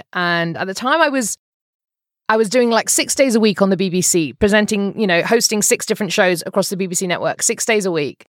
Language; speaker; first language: English; native; English